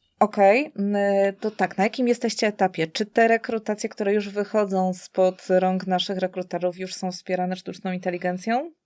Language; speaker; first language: Polish; native; Polish